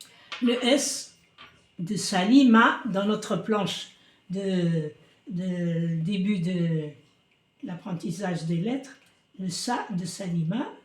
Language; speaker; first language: French; non-native, local second language; Arabic